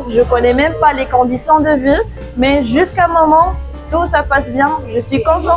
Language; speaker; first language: French; non-native, fluent; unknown